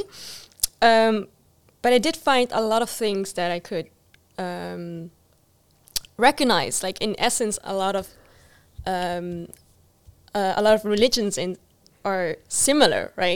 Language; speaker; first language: English; non-native, fluent; Dutch